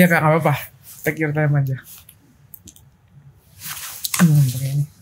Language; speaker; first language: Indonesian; native; Indonesian